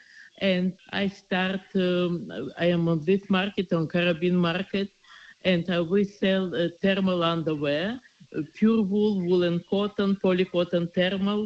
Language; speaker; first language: English; non-native, learner; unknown